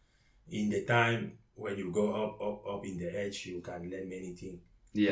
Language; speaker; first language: English; non-native, learner; French